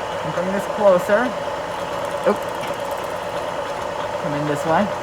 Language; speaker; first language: English; native; English